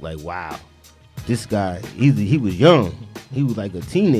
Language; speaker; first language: English; native; English